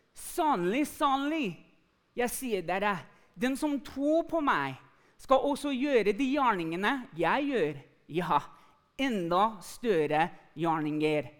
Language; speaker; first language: Norwegian; non-native, fluent; English